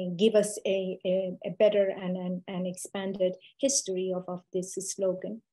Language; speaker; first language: English; non-native, fluent; Persian